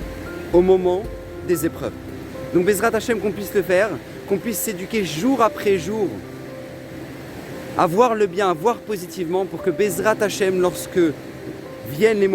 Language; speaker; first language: French; native; French